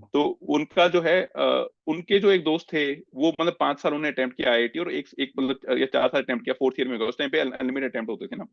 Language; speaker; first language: Hindi; native; Hindi